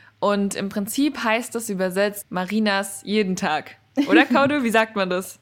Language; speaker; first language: German; native; German